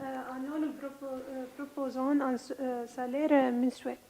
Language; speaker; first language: French; non-native, learner; Arabic